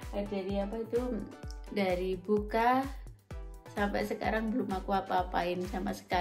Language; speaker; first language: Indonesian; non-native, local second language; Javanese